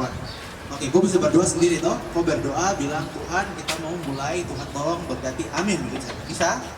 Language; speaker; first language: Malay; native; Malay